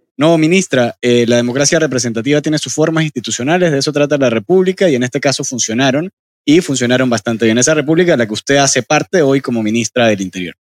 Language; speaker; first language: Spanish; native; Spanish